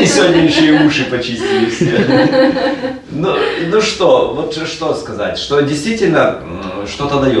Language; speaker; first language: Russian; native; Russian